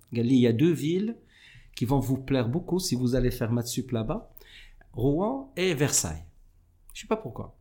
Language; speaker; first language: French; non-native, local second language; Arabic